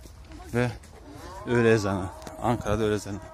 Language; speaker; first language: Turkish; native; Turkish